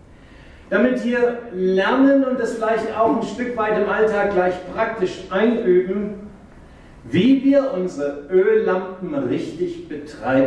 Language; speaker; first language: German; native; German